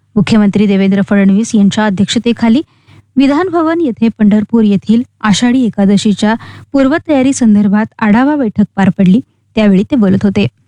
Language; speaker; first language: Marathi; native; Marathi